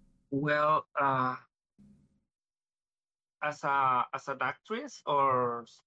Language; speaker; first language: English; non-native, learner; Spanish